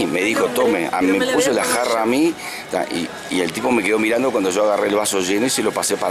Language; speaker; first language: Spanish; native; Spanish